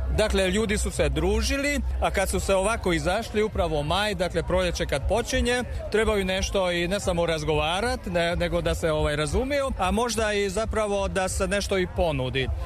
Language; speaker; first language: Serbian; non-native, fluent; Hungarian